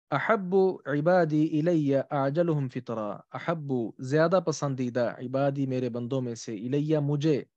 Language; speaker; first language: Urdu; native; Urdu